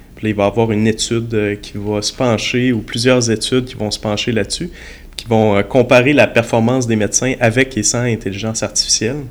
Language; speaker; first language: French; native; French